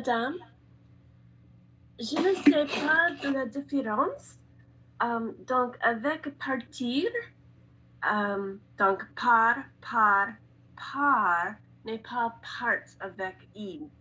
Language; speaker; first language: French; non-native, learner; Spanish